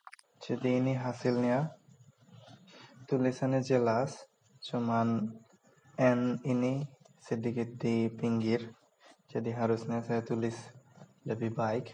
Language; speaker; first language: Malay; non-native, local second language; Bangla